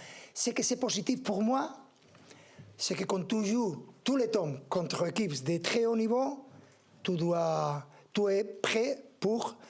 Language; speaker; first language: French; non-native, learner; Spanish